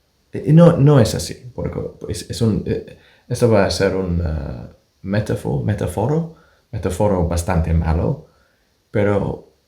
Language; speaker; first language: Spanish; non-native, fluent; English